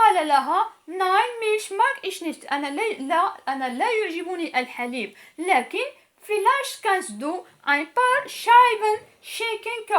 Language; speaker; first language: German; non-native, learner; Arabic